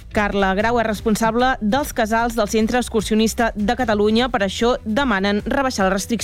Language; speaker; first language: Catalan; native; Catalan